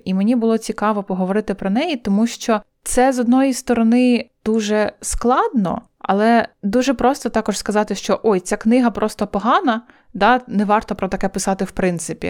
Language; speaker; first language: Ukrainian; native; Ukrainian